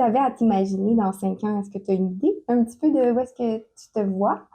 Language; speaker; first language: French; native; French